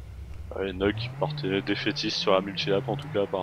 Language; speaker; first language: French; native; French